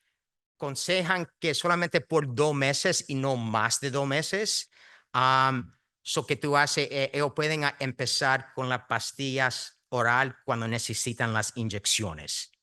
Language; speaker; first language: Spanish; early bilingual, heritage; Spanish